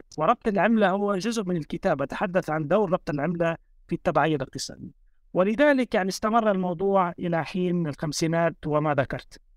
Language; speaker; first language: Arabic; native; Arabic